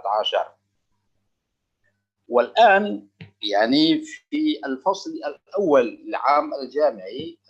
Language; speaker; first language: Arabic; non-native, local second language; Indonesian